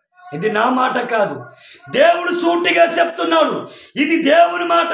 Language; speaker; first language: Telugu; non-native, local second language; Koya